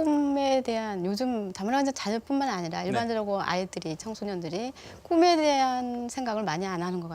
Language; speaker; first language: Korean; native; Korean